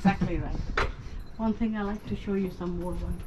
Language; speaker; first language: English; non-native, learner; Hindi